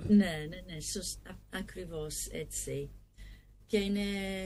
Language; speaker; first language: Greek; non-native, learner; English